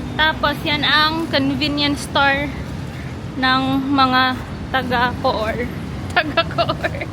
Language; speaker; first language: Filipino; non-native, local second language; Cebuano